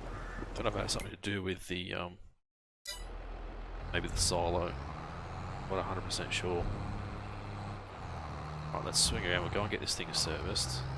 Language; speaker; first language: English; native; English